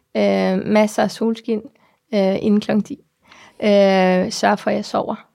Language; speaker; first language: Danish; early bilingual, heritage; Danish